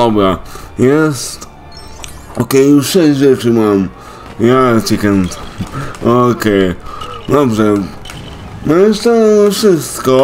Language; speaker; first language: Polish; native; Polish